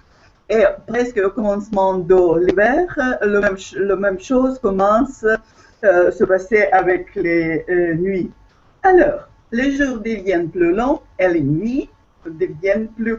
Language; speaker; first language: French; non-native, fluent; Russian